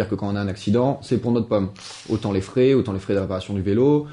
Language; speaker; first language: French; native; French